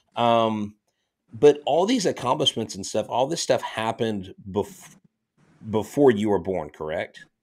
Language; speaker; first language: English; native; English